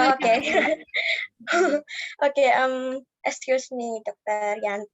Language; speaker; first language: English; non-native, learner; Indonesian